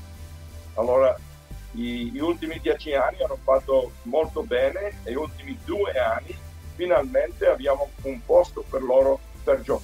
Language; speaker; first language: Italian; early bilingual, heritage; Italian